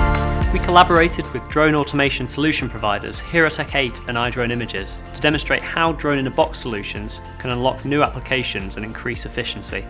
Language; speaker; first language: English; native; English